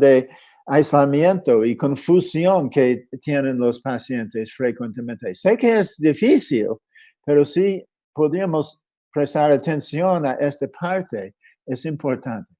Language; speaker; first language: Spanish; non-native, fluent; English